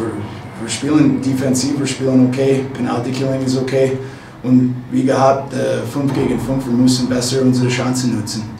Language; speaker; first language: German; non-native, fluent; English